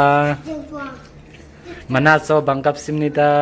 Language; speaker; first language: Korean; non-native, learner; Mizo